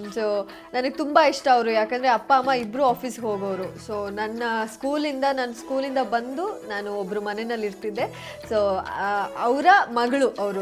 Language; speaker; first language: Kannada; non-native, local second language; Kodava